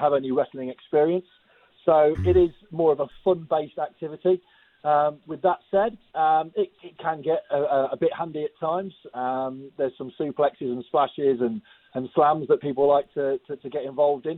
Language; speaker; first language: English; native; English